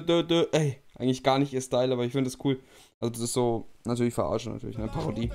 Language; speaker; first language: German; native; German